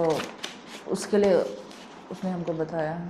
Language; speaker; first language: Hindi; non-native, local second language; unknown